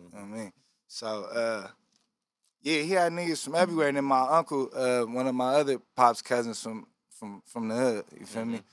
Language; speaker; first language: English; native; English